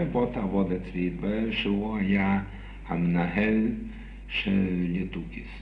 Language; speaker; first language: Hebrew; non-native, fluent; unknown